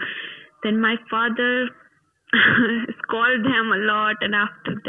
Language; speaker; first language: English; non-native, local second language; Hindi